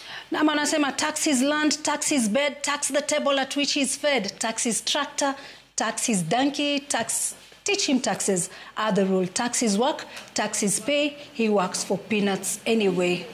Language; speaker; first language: English; non-native, local second language; Swahili